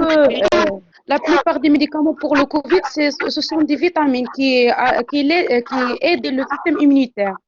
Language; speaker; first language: French; non-native, local second language; Arabic